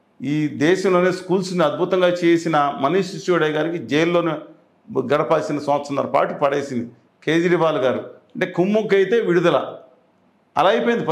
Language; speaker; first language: Telugu; native; Telugu